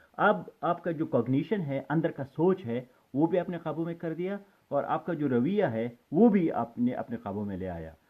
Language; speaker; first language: Urdu; non-native, local second language; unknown